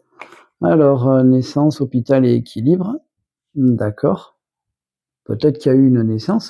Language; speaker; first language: French; native; French